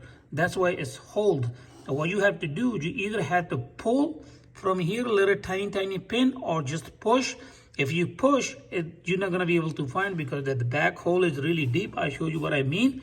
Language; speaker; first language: English; non-native, fluent; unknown